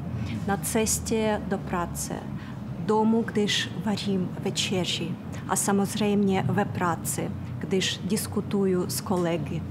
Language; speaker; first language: Czech; non-native, fluent; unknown